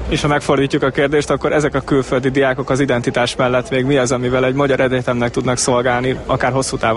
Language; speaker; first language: Hungarian; native; Hungarian